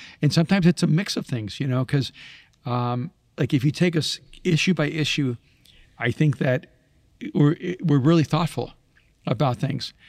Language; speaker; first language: English; early bilingual, other home language; Spanish